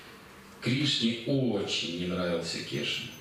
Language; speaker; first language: Russian; native; Russian